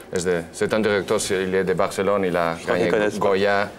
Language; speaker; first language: French; non-native, learner; Spanish